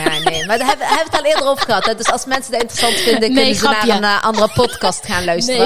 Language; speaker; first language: Dutch; early bilingual, other home language; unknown